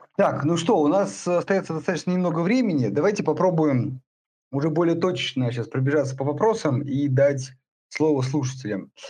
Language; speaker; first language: Russian; native; Russian